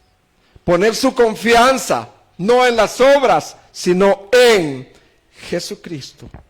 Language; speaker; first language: Spanish; native; Spanish